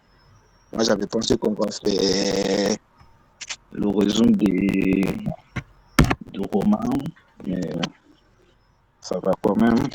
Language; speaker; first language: French; non-native, learner; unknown